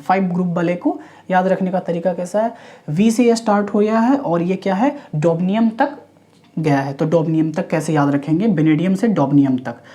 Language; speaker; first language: Hindi; non-native, local second language; Marathi